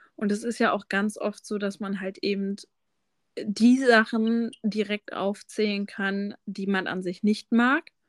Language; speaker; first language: German; native; German